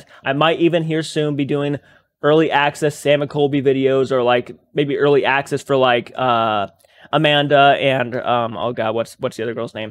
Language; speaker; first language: English; native; English